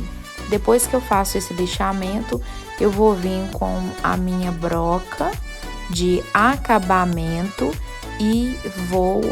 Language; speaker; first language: Portuguese; native; Portuguese